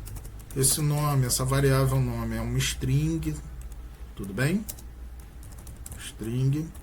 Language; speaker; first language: Portuguese; native; Portuguese